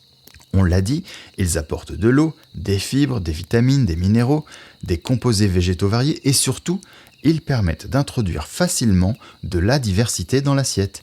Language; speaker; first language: French; native; French